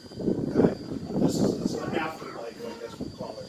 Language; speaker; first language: English; native; English